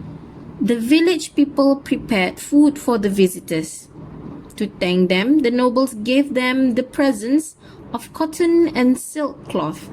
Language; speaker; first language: English; non-native, local second language; Malay